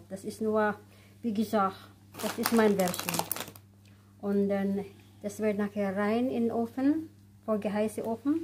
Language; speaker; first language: German; non-native, learner; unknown